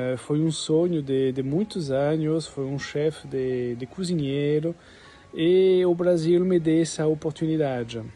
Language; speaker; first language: Portuguese; non-native, fluent; French